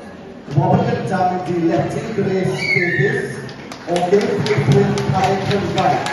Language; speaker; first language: Welsh; native; Welsh